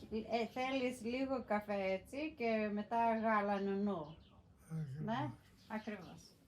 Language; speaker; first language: Greek; early bilingual, heritage; English